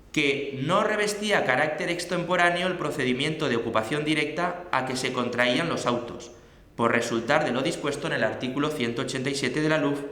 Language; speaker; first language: Spanish; non-native, local second language; Catalan